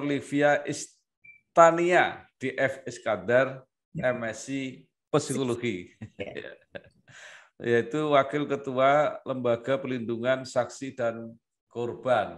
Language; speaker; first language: Indonesian; native; Indonesian